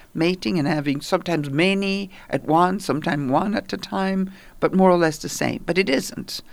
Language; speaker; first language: English; non-native, fluent; Italian